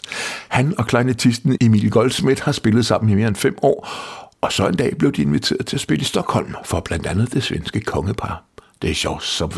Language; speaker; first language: Danish; native; Danish